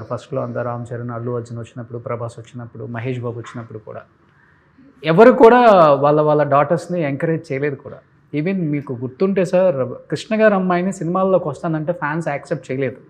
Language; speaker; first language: Telugu; native; Telugu